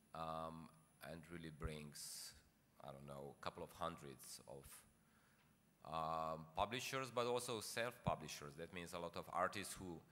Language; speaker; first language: English; non-native, fluent; Slovenian